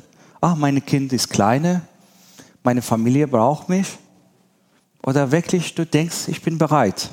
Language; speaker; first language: German; non-native, learner; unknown